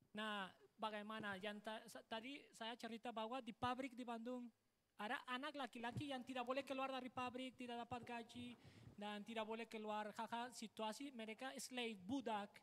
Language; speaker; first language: Indonesian; non-native, fluent; Spanish